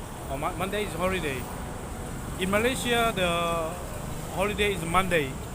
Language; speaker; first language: English; non-native, learner; Thai